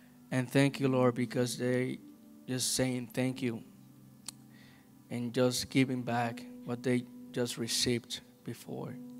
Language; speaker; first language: English; non-native, fluent; Spanish